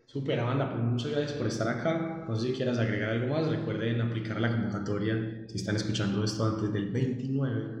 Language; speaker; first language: Spanish; native; Spanish